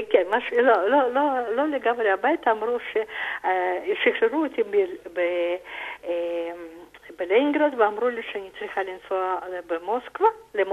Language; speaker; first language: Hebrew; non-native, fluent; Russian